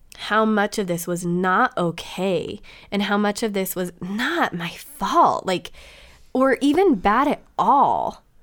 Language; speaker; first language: English; native; English